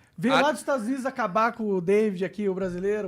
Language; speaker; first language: Portuguese; native; Portuguese